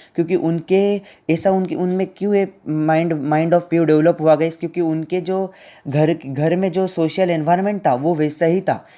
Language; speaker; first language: Hindi; non-native, local second language; Marathi